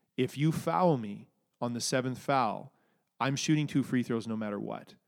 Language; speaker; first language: English; native; English